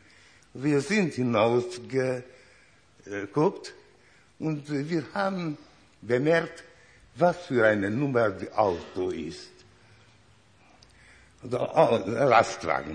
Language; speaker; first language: German; non-native, learner; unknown